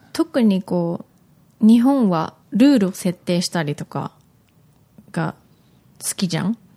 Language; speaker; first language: Japanese; native; Japanese